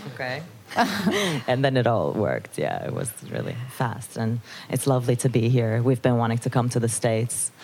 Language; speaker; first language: English; non-native, fluent; Turkish